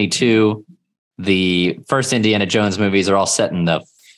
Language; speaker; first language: English; native; English